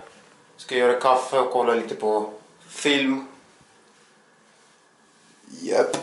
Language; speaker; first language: Swedish; non-native, learner; Russian